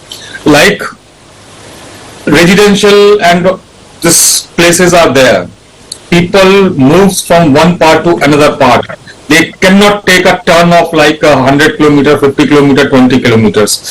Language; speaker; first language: English; non-native, local second language; Hindi